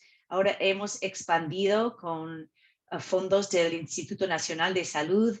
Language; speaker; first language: Spanish; non-native, fluent; English